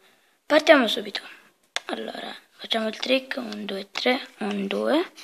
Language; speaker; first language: Italian; native; Italian